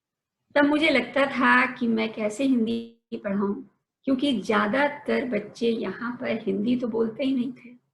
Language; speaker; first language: Hindi; native; Hindi